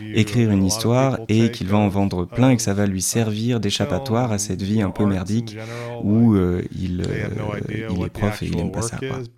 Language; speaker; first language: French; non-native, fluent; English